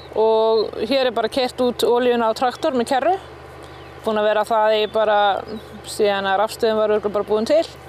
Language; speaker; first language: Icelandic; native; Icelandic